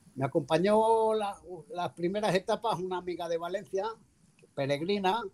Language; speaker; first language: Spanish; native; Spanish